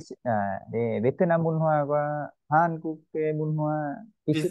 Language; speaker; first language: Korean; non-native, learner; Vietnamese